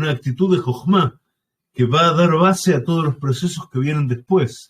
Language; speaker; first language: Spanish; native; Spanish